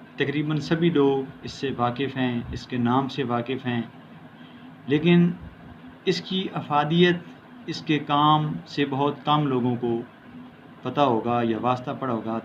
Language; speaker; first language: Urdu; non-native, local second language; Punjabi